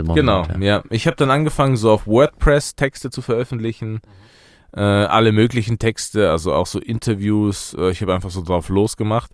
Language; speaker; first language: German; early bilingual, other home language; Persian